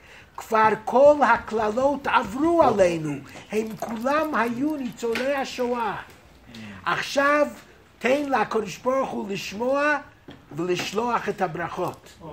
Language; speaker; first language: Hebrew; non-native, fluent; English